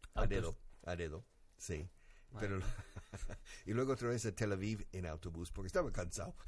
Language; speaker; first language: Spanish; non-native, fluent; English